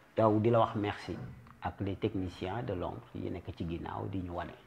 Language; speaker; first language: Wolof; native; Wolof